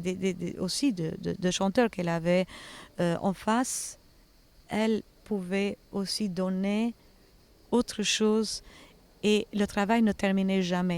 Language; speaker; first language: French; non-native, fluent; Albanian